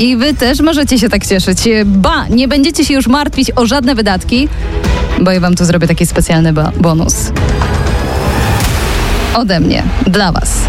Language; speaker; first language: Polish; native; Polish